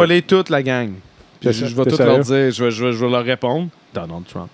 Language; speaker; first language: French; native; French